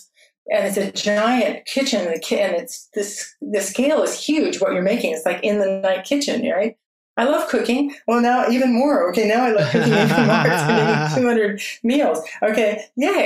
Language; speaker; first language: English; native; English